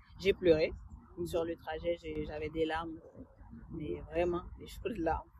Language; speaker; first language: French; early bilingual, other home language; Haitian Creole